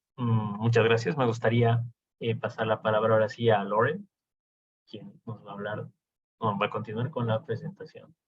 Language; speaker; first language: Spanish; native; Spanish